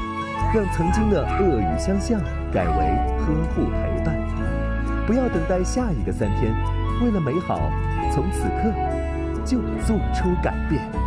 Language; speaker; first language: Chinese; native; Chinese